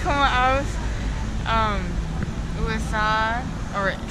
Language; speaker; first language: German; non-native, learner; English